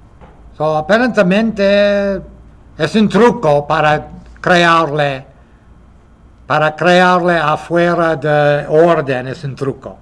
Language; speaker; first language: Spanish; non-native, fluent; English